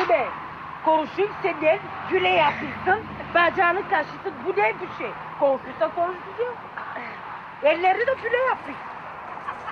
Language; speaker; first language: Turkish; early bilingual, heritage; Turkish